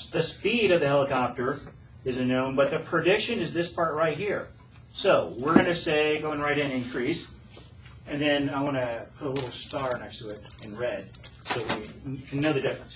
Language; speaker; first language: English; native; English